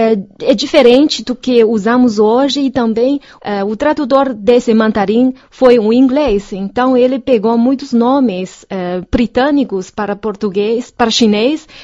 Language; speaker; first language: Portuguese; non-native, fluent; Chinese